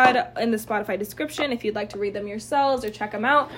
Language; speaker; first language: English; native; English